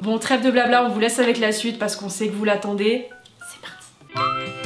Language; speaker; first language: French; native; French